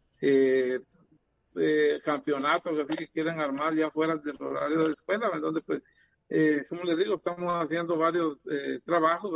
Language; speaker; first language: Spanish; native; Spanish